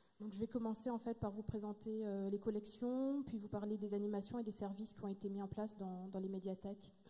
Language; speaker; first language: French; native; French